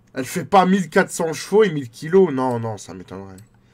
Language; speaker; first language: French; native; French